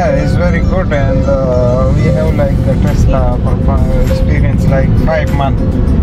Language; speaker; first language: English; non-native, fluent; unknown